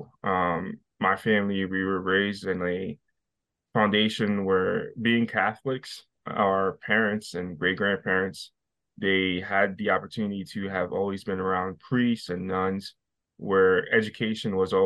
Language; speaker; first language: English; non-native, fluent; Haitian Creole